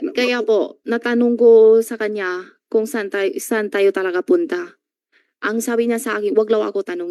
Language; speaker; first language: Filipino; non-native, learner; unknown